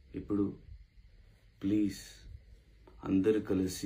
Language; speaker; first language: Telugu; non-native, learner; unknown